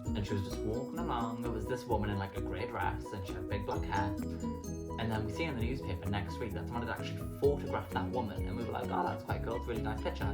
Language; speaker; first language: English; native; English